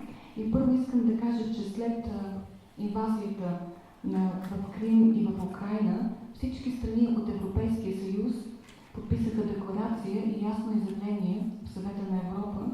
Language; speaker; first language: Bulgarian; native; Bulgarian